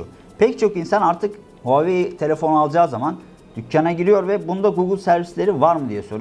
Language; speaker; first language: Turkish; native; Turkish